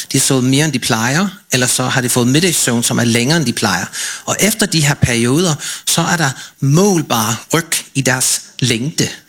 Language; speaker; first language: Danish; non-native, fluent; English